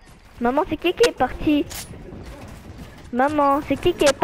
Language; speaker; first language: French; native; French